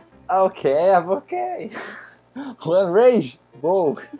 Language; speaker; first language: English; non-native, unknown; Portuguese